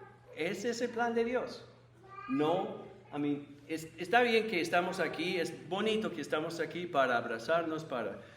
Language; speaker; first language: Spanish; non-native, fluent; English